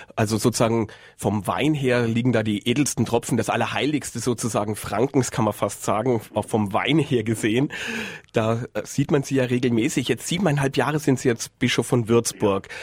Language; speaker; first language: German; native; German